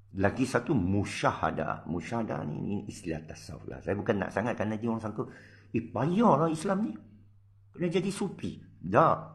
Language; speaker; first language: Malay; non-native, local second language; Min Nan Chinese